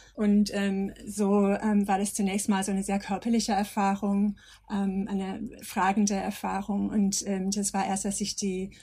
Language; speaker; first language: German; non-native, fluent; English